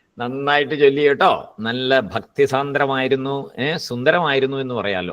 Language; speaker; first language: Malayalam; native; Malayalam